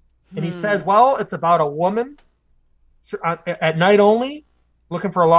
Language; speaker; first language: English; native; English